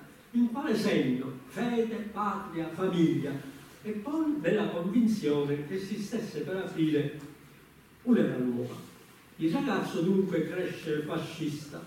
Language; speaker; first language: Italian; native; Italian